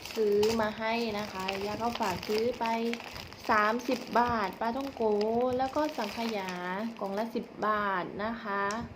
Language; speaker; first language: Thai; native; Thai